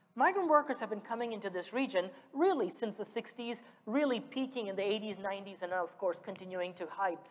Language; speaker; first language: English; early bilingual, other home language; Malayalam